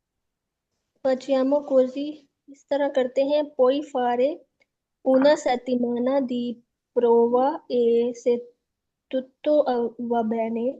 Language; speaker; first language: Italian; non-native, learner; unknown